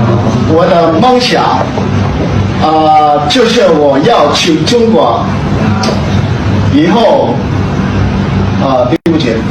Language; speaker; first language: Chinese; non-native, learner; Indonesian